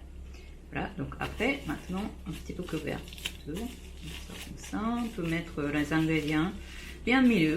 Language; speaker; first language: French; non-native, fluent; Japanese